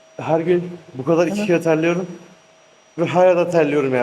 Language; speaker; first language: Turkish; native; Turkish